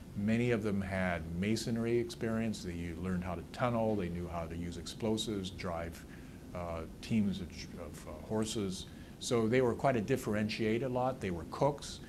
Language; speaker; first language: English; native; English